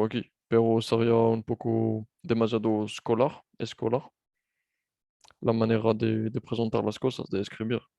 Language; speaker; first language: Spanish; non-native, fluent; French